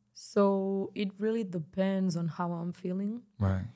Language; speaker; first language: English; non-native, fluent; Spanish